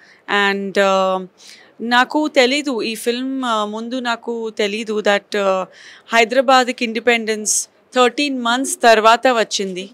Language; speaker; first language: Telugu; non-native, fluent; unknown